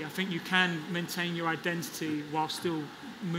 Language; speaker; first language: English; native; English